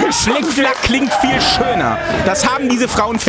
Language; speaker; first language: German; native; German